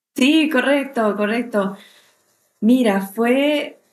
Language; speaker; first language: Spanish; native; Spanish